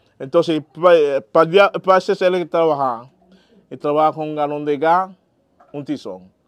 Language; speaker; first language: Spanish; non-native, learner; Haitian Creole